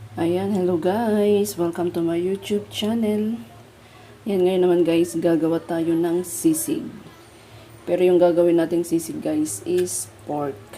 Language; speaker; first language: Filipino; non-native, local second language; Iloko